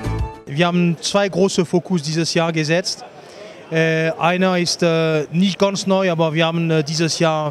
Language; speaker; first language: German; non-native, fluent; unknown